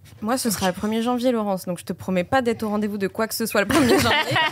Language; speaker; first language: French; native; French